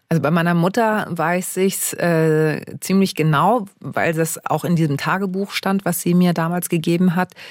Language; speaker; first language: German; native; German